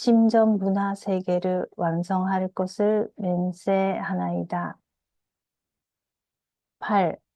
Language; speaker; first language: Korean; native; Korean